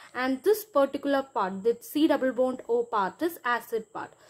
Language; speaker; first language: English; non-native, local second language; Malayalam